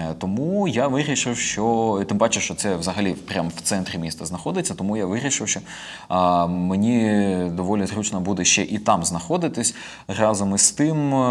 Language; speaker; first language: Ukrainian; non-native, local second language; Russian